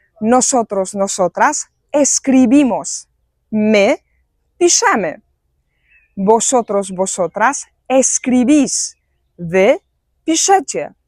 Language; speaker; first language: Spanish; non-native, fluent; Polish